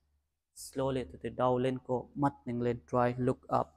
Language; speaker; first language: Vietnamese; non-native, learner; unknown